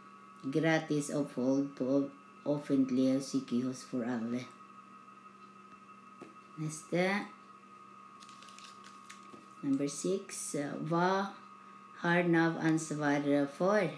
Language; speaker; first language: Norwegian; non-native, learner; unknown